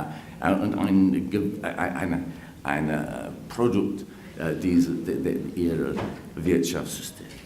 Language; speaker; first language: German; non-native, fluent; English